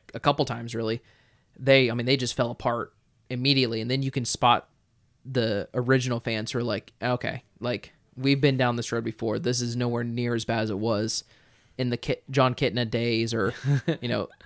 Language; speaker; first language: English; native; English